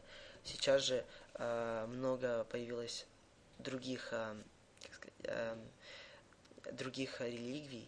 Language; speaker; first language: Russian; early bilingual, heritage; Russian